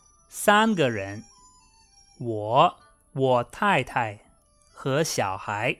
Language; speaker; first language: Chinese; non-native, fluent; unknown